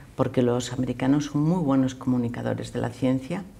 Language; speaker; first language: Spanish; native; Spanish